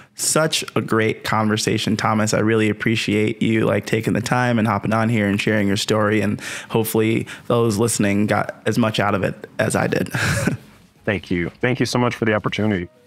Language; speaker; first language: English; native; English